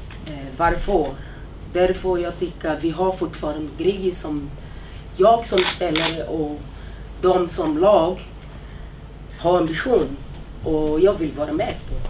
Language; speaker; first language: Swedish; non-native, fluent; Portuguese